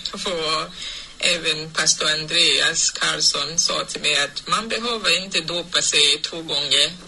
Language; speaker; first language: Swedish; non-native, fluent; English